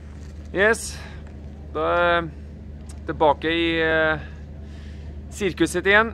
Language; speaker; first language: Norwegian; native; Norwegian